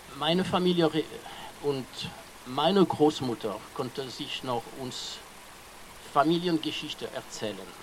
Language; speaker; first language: German; non-native, fluent; French